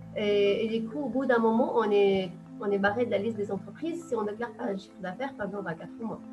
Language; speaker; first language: French; non-native, local second language; Arabic